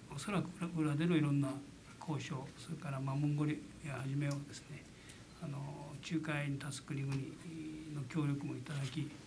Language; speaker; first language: Japanese; native; Japanese